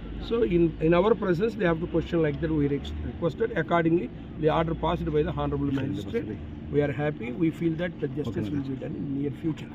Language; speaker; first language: English; non-native, local second language; Telugu